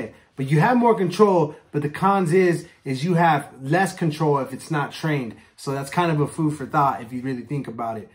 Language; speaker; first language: English; native; English